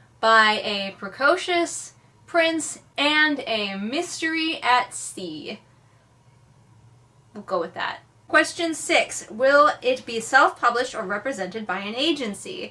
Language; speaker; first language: English; native; English